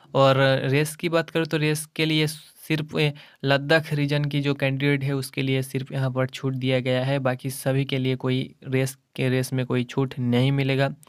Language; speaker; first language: Hindi; non-native, local second language; Bangla